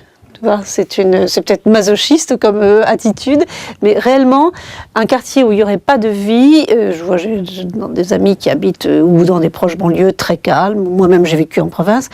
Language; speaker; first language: French; native; French